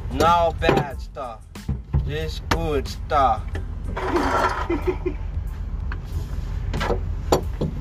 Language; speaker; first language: English; native; English